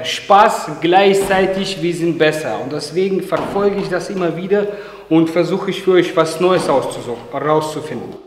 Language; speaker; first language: German; non-native, fluent; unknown